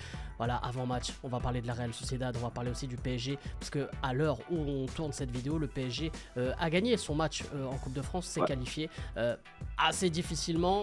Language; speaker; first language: French; native; French